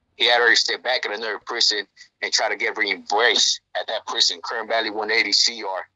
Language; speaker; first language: English; native; English